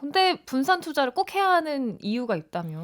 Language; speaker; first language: Korean; native; Korean